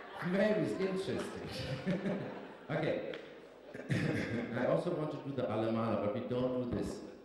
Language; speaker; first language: English; non-native, fluent; German